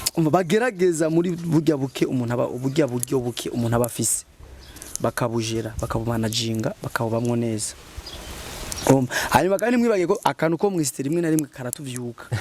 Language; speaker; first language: Rundi; native; Rundi